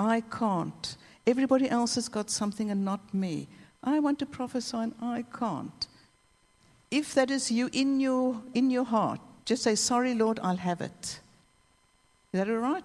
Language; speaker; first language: English; native; English